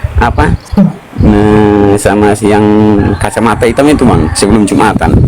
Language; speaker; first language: Indonesian; native; Indonesian